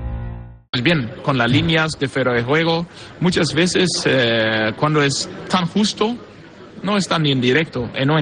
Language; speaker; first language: Spanish; non-native, fluent; Portuguese